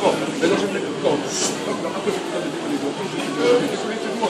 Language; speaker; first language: French; native; French